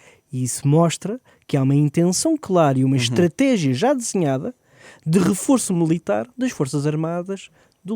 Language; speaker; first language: Portuguese; native; Portuguese